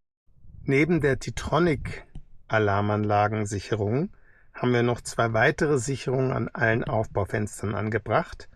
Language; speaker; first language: German; native; German